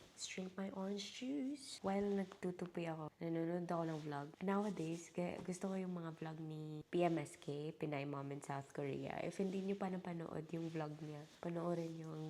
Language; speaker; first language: Filipino; non-native, local second language; Cebuano